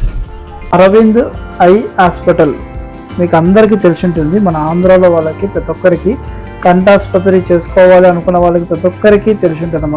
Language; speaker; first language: Telugu; native; Telugu